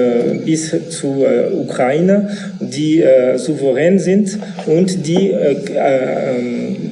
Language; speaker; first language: German; non-native, learner; French